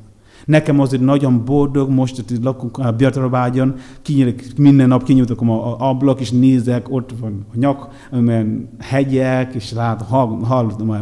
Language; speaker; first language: Hungarian; non-native, fluent; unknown